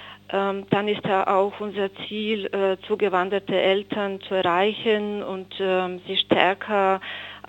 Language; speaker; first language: German; non-native, fluent; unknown